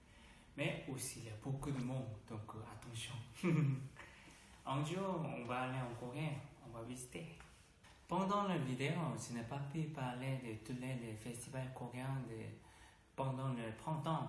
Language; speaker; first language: French; non-native, learner; Korean